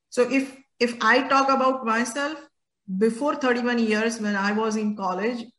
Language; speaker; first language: English; non-native, local second language; Gujarati